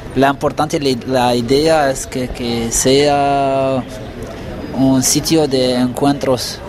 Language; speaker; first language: Spanish; non-native, fluent; Arabic